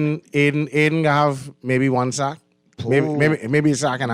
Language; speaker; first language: English; native; English